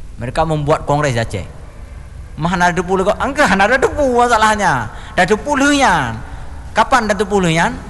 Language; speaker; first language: Indonesian; non-native, local second language; Achinese